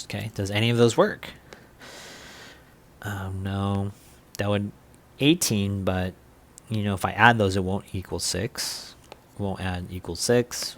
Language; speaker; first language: English; native; English